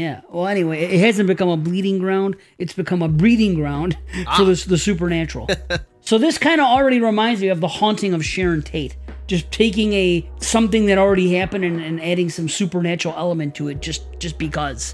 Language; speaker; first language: English; native; English